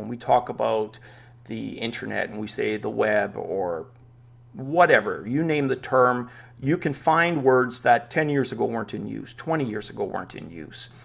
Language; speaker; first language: English; native; English